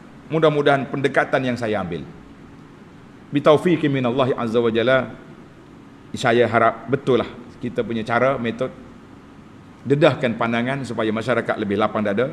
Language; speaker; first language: Malay; native; Malay